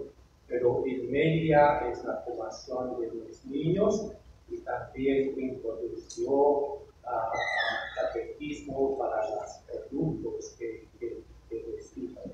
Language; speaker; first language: Spanish; non-native, learner; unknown